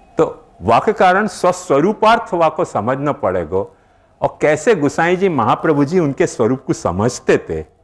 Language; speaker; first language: Hindi; native; Hindi